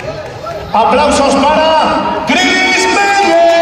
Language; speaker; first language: Spanish; native; Spanish